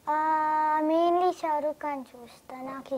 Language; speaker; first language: Telugu; early bilingual, heritage; Telugu